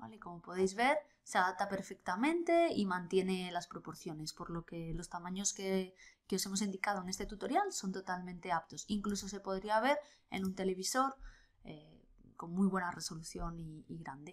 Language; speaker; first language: Spanish; native; Spanish